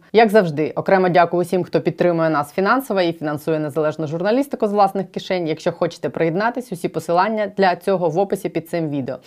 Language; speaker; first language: Ukrainian; native; Ukrainian